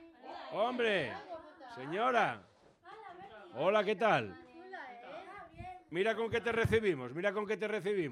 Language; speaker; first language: Spanish; native; Spanish